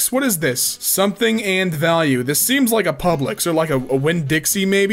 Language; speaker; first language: English; native; English